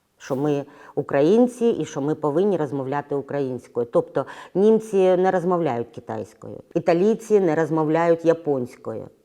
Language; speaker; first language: Ukrainian; non-native, local second language; Russian